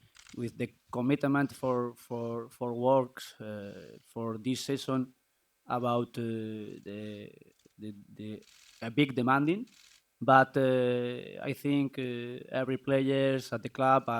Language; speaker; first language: English; non-native, learner; Spanish